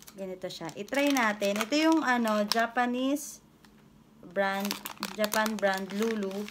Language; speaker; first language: Filipino; native; Filipino